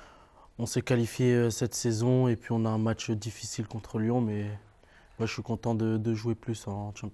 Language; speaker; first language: French; native; French